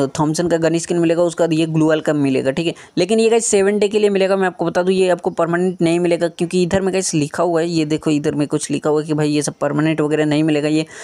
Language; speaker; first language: Hindi; native; Hindi